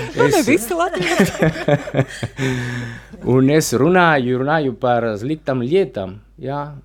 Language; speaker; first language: Latvian; non-native, learner; Italian